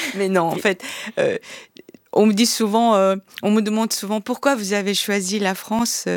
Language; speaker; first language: French; non-native, fluent; Korean